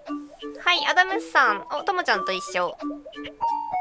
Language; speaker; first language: Japanese; native; Japanese